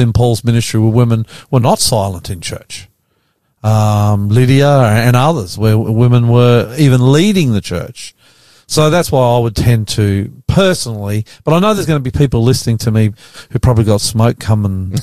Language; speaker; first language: English; native; English